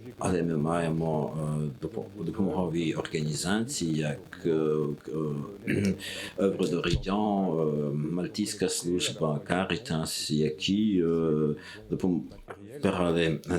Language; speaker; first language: Ukrainian; non-native, learner; French